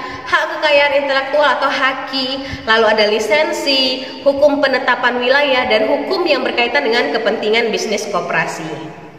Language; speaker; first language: Indonesian; native; Indonesian